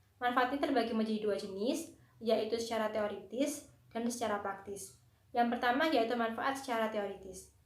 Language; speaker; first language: Indonesian; native; Indonesian